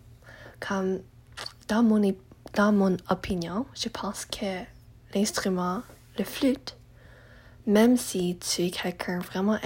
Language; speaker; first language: French; non-native, learner; English